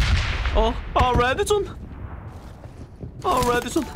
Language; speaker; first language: English; non-native, learner; Korean